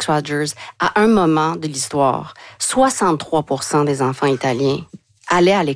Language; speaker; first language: French; native; French